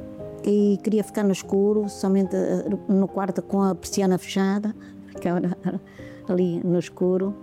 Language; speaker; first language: Portuguese; native; Portuguese